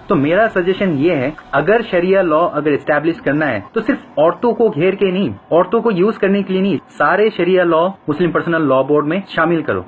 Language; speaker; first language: Hindi; non-native, fluent; Bangla